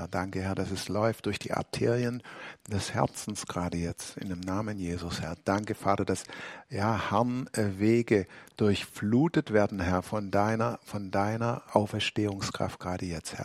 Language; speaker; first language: German; native; German